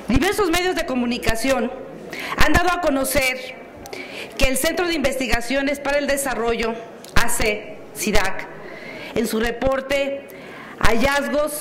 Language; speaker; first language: Spanish; native; Spanish